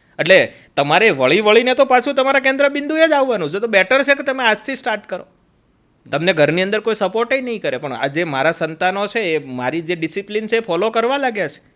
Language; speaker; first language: Gujarati; native; Gujarati